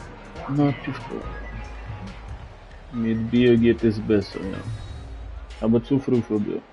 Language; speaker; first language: German; non-native, learner; Russian